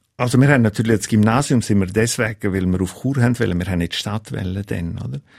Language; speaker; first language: German; non-native, local second language; Romansh